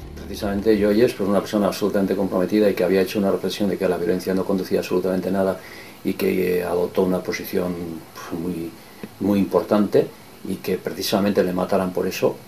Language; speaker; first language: Spanish; non-native, local second language; Basque